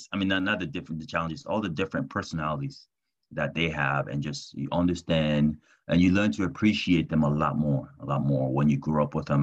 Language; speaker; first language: English; non-native, local second language; French